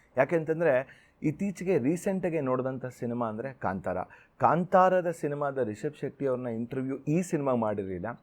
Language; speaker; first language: Kannada; native; Kannada